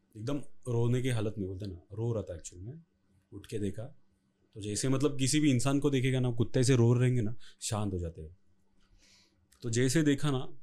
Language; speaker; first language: Hindi; non-native, local second language; Marathi